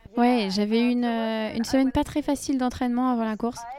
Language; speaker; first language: French; non-native, fluent; English